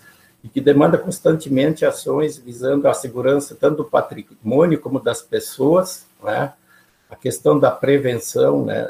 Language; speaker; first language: Portuguese; native; Portuguese